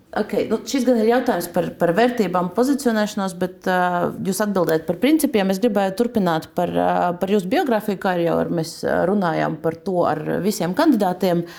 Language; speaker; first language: Latvian; non-native, local second language; Russian